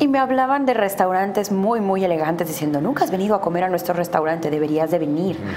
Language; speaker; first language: Spanish; native; Spanish